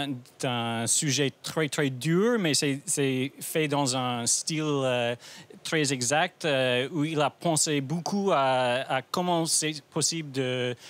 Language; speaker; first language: French; non-native, fluent; English